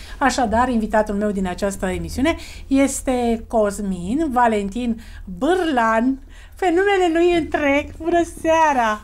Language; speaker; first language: Romanian; native; Romanian